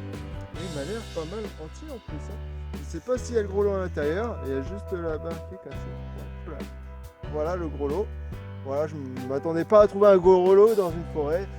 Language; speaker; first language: French; native; French